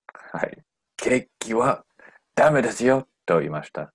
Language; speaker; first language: Japanese; non-native, learner; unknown